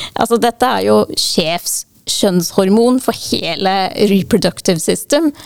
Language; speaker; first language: Norwegian; non-native, fluent; English